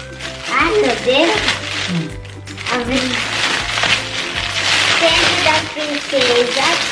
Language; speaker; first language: Portuguese; early bilingual, heritage; Portuguese